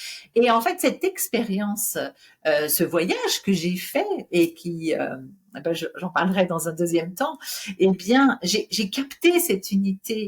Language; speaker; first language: French; native; French